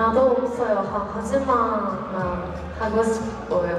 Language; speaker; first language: Korean; non-native, learner; Japanese